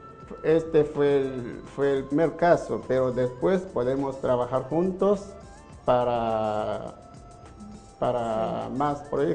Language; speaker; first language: Spanish; non-native, fluent; Chinese